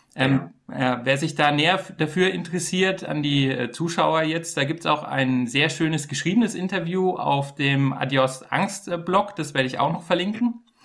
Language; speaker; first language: German; native; German